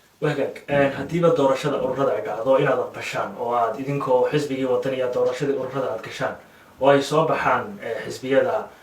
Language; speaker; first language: Somali; native; Somali